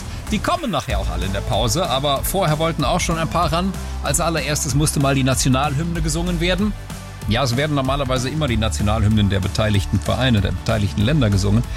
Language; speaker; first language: German; native; German